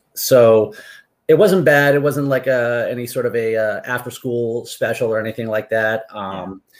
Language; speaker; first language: English; native; English